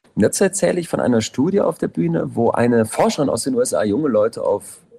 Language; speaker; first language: German; native; German